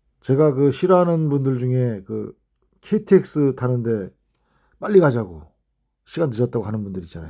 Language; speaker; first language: Korean; native; Korean